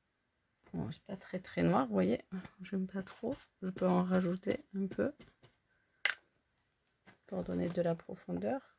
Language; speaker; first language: French; native; French